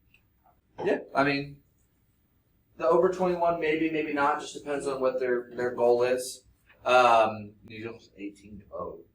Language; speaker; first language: English; native; English